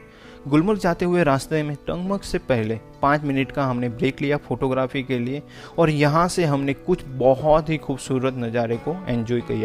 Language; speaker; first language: Hindi; native; Hindi